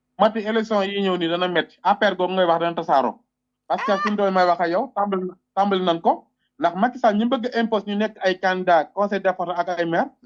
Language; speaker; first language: Wolof; native; Wolof